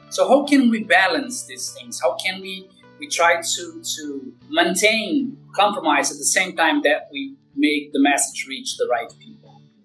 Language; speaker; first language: English; non-native, fluent; Portuguese